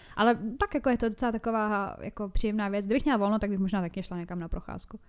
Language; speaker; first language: Czech; native; Czech